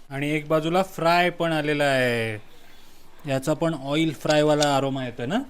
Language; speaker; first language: Marathi; native; Marathi